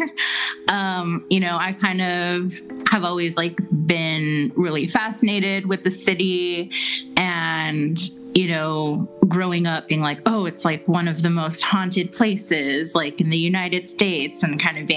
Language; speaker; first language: English; native; English